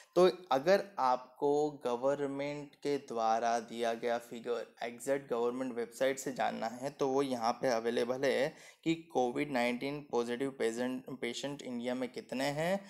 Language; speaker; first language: Hindi; non-native, local second language; Gujarati